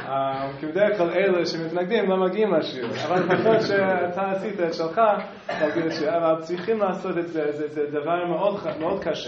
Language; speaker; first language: Hebrew; non-native, fluent; English